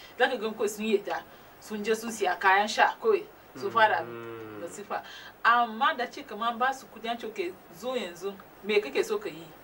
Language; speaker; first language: Hausa; non-native, local second language; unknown